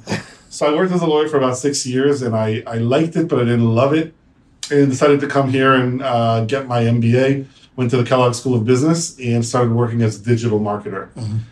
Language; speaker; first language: English; native; English